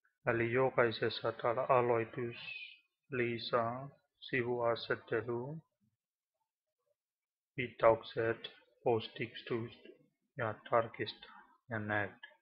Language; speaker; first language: Finnish; non-native, learner; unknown